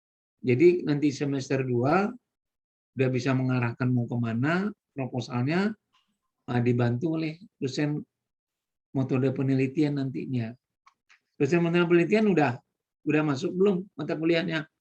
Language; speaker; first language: Indonesian; native; Indonesian